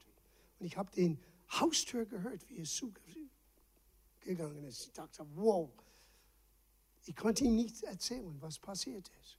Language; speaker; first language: German; non-native, fluent; English